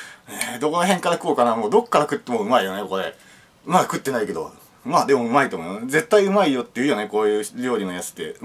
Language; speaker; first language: Japanese; native; Japanese